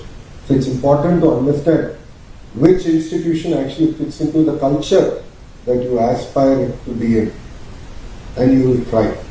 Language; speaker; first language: English; non-native, local second language; Telugu